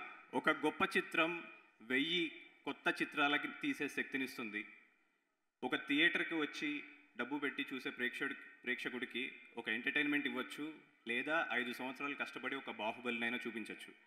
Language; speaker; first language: Telugu; native; Telugu